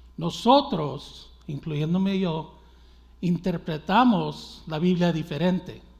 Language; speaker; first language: Spanish; early bilingual, heritage; Spanish